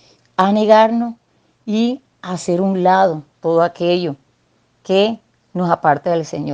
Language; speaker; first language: Spanish; native; Spanish